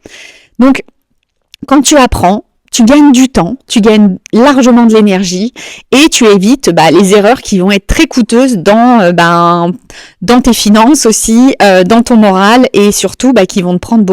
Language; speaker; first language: French; native; French